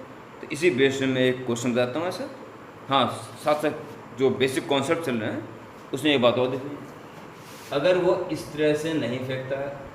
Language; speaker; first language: Hindi; native; Hindi